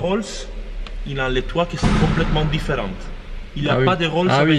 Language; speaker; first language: French; non-native, fluent; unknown